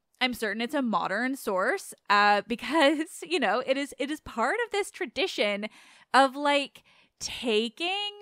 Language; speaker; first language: English; native; English